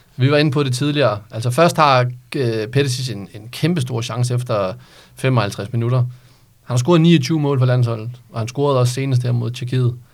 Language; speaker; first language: Danish; native; Danish